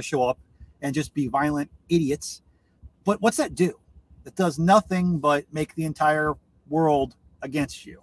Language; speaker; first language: English; native; English